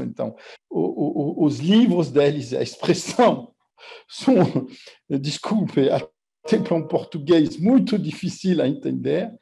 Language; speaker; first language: Portuguese; non-native, fluent; French